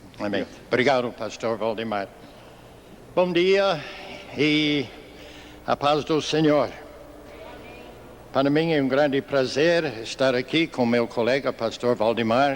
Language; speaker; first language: Portuguese; non-native, fluent; English